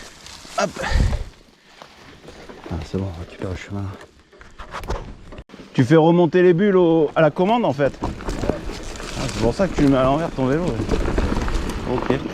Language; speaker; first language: French; native; French